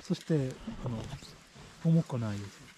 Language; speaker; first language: Japanese; non-native, learner; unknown